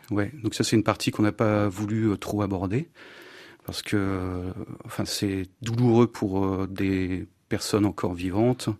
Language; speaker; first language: French; native; French